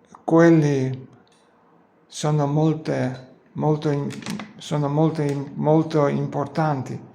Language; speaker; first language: Italian; non-native, learner; Georgian